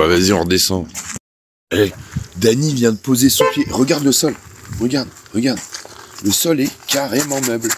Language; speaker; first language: French; native; French